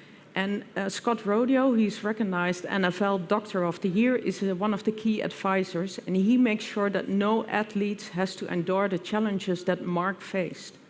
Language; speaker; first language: English; non-native, fluent; Dutch